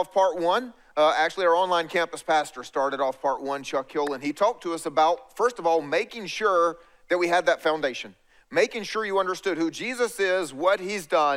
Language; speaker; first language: English; native; English